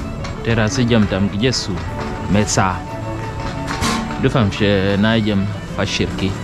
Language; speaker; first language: Slovak; non-native, learner; English